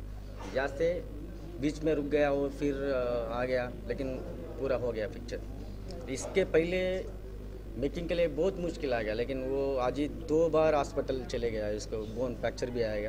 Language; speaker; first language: Hindi; non-native, local second language; Telugu